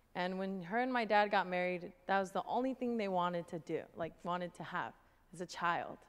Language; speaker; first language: English; native; English